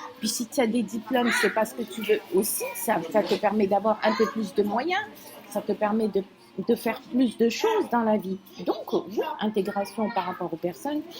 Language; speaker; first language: French; non-native, local second language; Kabyle